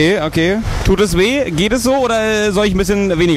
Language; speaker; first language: German; native; German